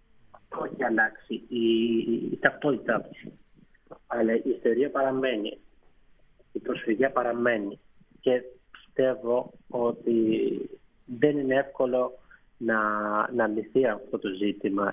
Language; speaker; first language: Greek; non-native, fluent; Persian